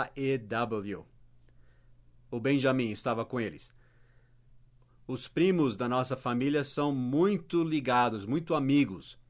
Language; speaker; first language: Portuguese; non-native, fluent; English